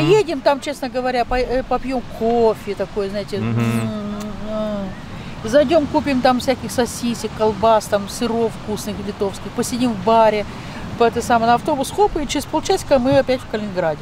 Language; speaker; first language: Russian; native; Russian